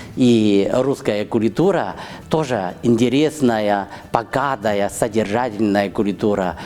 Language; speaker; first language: Russian; non-native, fluent; Chinese